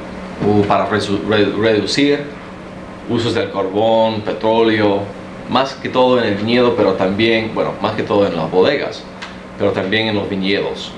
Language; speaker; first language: Spanish; early bilingual, heritage; Spanish